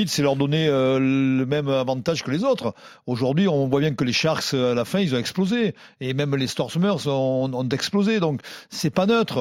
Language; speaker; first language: French; native; French